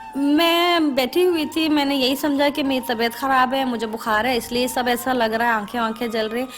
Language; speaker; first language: Urdu; native; Urdu